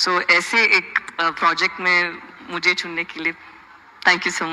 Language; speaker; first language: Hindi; non-native, local second language; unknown